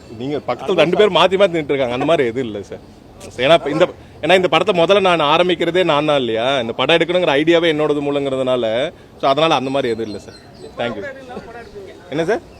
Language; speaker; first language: Tamil; native; Tamil